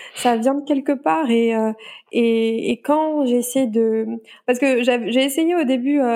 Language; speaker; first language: French; native; French